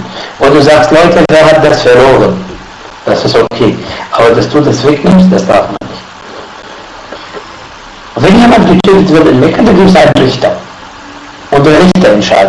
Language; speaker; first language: German; non-native, fluent; Arabic